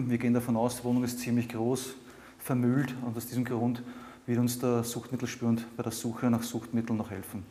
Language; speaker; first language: German; native; German